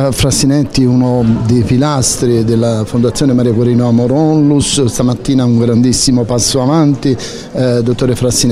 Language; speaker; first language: Italian; native; Italian